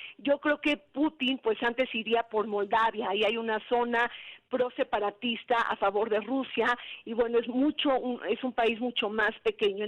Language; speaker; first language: Spanish; native; Spanish